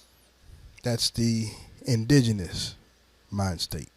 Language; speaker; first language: English; native; English